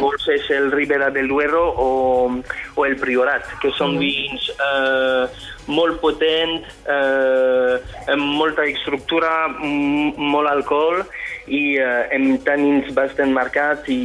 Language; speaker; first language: Catalan; non-native, fluent; French